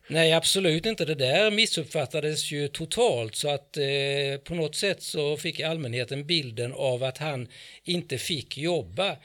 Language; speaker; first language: Swedish; native; Swedish